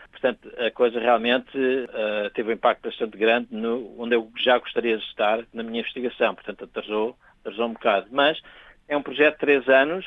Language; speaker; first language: Portuguese; early bilingual, heritage; Portuguese